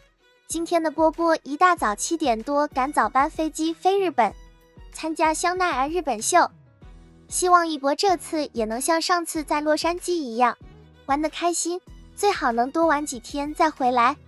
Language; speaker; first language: Chinese; native; Chinese